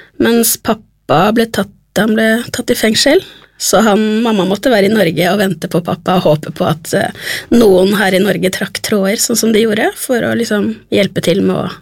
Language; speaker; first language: Norwegian; native; Norwegian